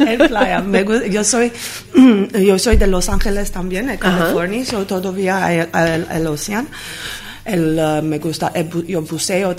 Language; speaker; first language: Spanish; non-native, learner; Armenian